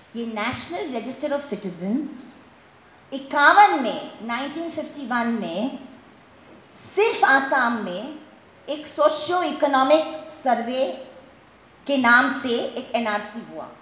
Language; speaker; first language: Hindi; non-native, local second language; Gujarati